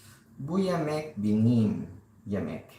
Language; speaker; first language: Turkish; non-native, learner; Filipino